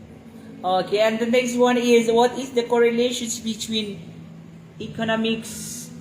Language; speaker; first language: English; non-native, fluent; Indonesian